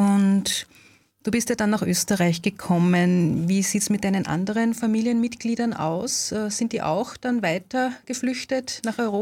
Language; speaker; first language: German; native; German